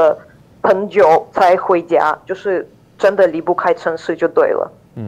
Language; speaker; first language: Chinese; non-native, fluent; Ukrainian